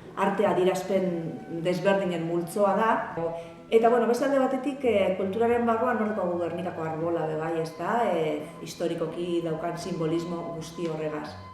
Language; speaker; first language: Basque; native; Basque